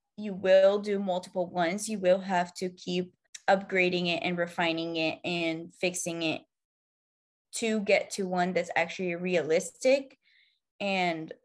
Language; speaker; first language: English; non-native, fluent; Arabic